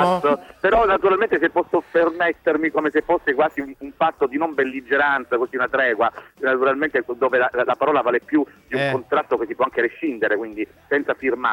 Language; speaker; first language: Italian; native; Italian